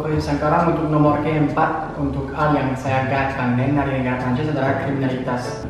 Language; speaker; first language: Indonesian; non-native, fluent; French